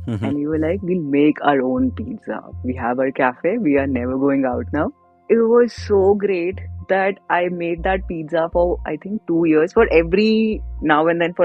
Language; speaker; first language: English; non-native, local second language; Hindi